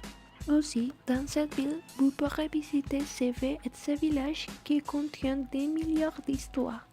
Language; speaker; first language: French; non-native, learner; Spanish